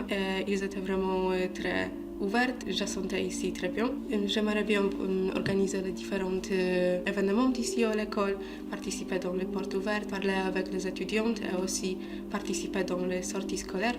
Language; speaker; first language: French; non-native, fluent; Polish